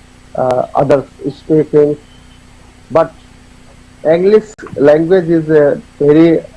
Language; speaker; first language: English; non-native, learner; Hindi